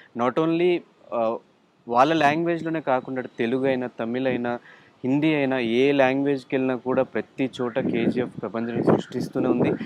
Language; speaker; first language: Telugu; native; Telugu